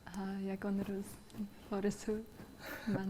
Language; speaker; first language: Persian; non-native, fluent; English